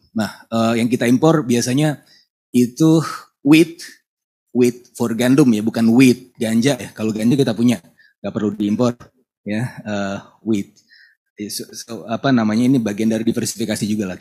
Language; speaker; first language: Indonesian; native; Indonesian